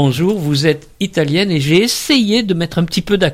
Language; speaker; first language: French; native; French